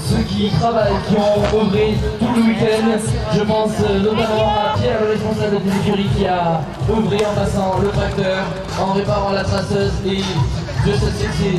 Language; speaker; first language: French; native; French